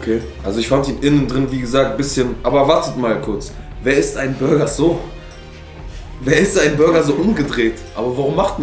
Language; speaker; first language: German; native; German